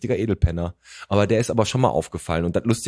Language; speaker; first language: German; native; German